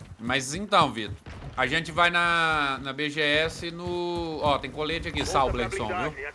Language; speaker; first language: Portuguese; native; Portuguese